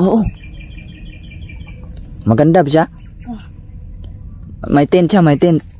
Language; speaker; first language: Filipino; non-native, local second language; Cebuano